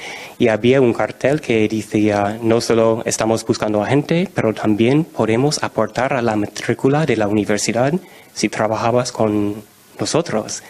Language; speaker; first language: Spanish; non-native, fluent; English